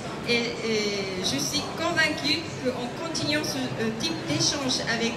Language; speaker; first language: French; non-native, learner; Japanese